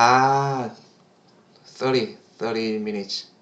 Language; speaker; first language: English; non-native, learner; Korean